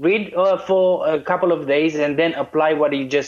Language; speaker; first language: English; non-native, fluent; Romanian